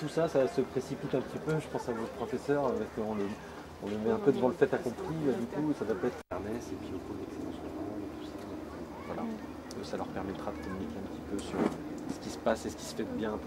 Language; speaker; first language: French; native; French